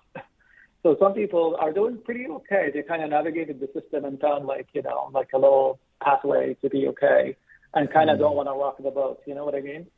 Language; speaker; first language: English; non-native, fluent; Arabic